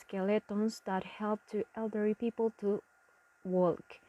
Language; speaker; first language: English; non-native, learner; Spanish